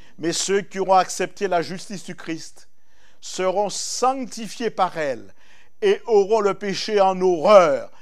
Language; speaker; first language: French; native; French